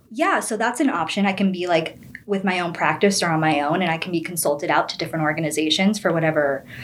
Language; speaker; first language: English; native; English